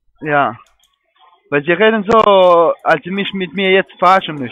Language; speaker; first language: German; non-native, fluent; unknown